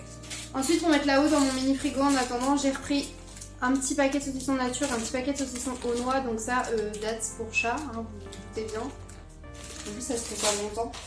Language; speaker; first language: French; native; French